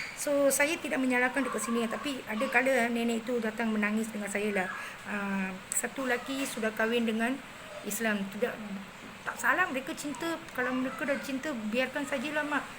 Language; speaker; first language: Malay; non-native, local second language; Tamil